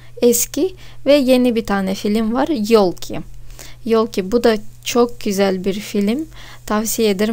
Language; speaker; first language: Turkish; non-native, fluent; Russian